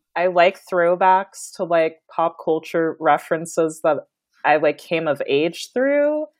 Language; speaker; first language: English; native; English